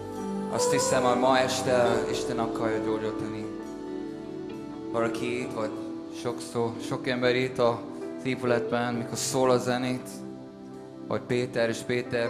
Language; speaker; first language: Hungarian; non-native, learner; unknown